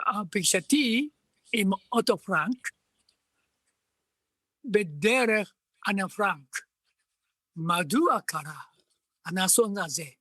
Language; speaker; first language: Hebrew; non-native, learner; Japanese